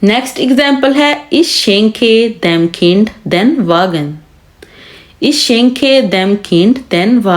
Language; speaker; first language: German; non-native, fluent; Urdu